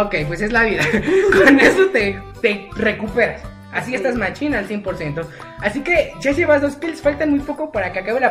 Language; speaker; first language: Spanish; native; Spanish